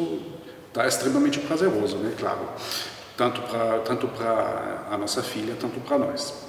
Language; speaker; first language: Portuguese; non-native, fluent; German